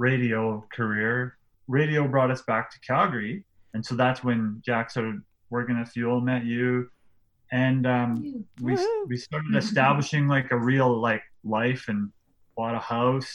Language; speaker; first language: English; native; English